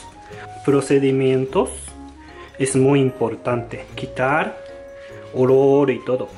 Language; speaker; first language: Spanish; non-native, fluent; Japanese